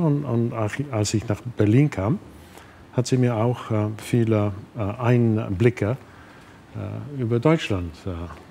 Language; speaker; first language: German; non-native, fluent; English